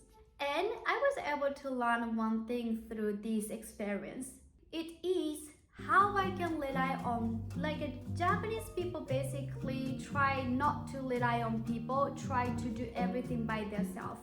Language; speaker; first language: English; non-native, fluent; Japanese